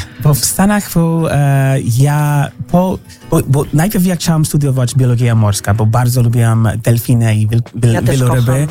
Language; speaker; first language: Polish; non-native, learner; English